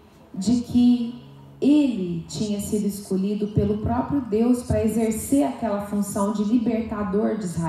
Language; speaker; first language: Portuguese; native; Portuguese